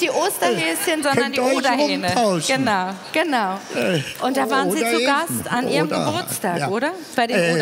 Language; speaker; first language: German; native; German